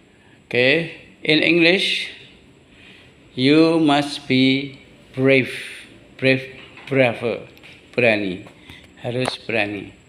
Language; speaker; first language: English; non-native, learner; Indonesian